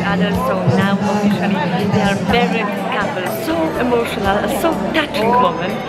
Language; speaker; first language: English; non-native, fluent; Polish